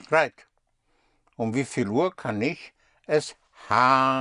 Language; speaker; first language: German; non-native, fluent; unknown